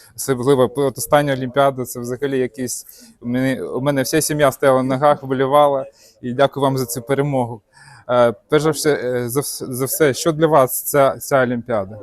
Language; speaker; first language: Ukrainian; non-native, local second language; Russian